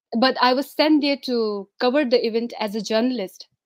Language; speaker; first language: English; non-native, local second language; Tibetan